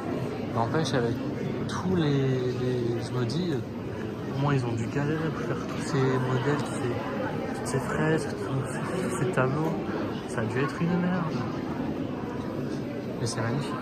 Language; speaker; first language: French; native; French